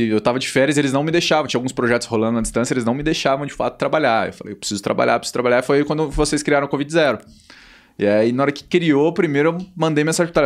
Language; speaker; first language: Portuguese; native; Portuguese